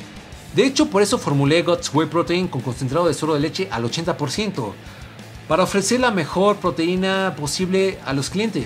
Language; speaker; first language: Spanish; native; Spanish